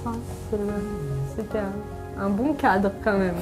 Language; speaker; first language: French; native; French